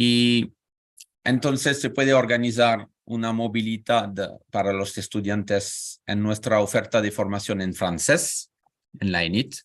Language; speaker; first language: Spanish; non-native, learner; French